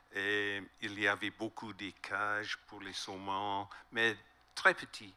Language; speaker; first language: French; non-native, learner; English